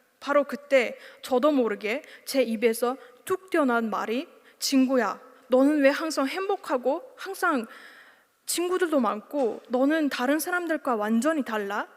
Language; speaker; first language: Korean; non-native, fluent; Uzbek